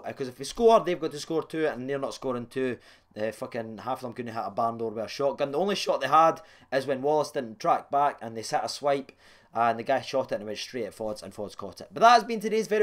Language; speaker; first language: English; native; English